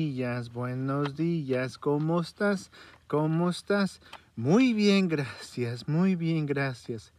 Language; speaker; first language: Spanish; early bilingual, heritage; Spanish